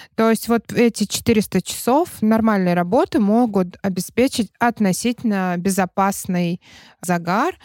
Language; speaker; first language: Russian; native; Russian